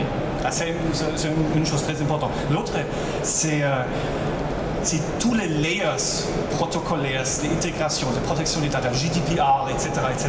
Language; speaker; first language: French; non-native, local second language; German